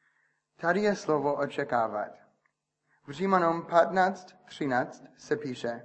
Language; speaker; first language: Czech; non-native, fluent; English